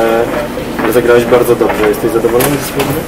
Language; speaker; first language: Polish; native; Polish